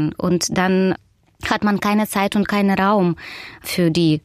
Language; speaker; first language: German; non-native, fluent; Russian